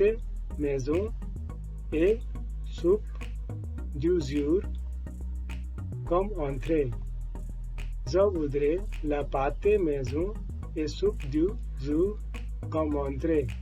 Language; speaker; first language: French; non-native, learner; Hindi